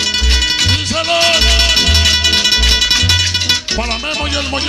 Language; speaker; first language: Spanish; native; Spanish